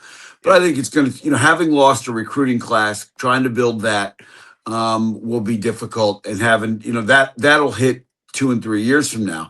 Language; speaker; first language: English; native; English